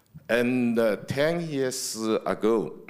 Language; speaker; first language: English; non-native, fluent; Chinese